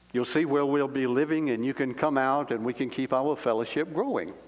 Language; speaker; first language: English; native; English